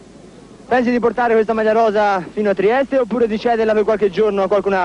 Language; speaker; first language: Italian; native; Italian